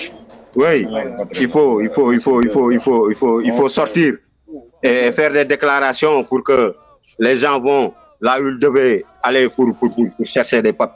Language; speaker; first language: French; non-native, local second language; Wolof